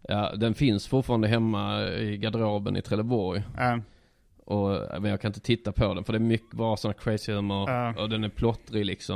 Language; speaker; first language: Swedish; native; Swedish